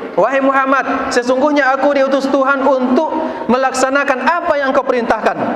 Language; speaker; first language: Malay; non-native, local second language; Minangkabau